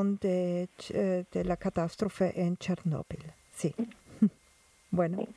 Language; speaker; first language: Spanish; non-native, fluent; German